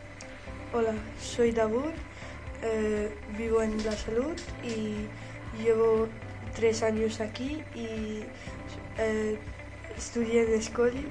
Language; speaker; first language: Spanish; non-native, learner; Urdu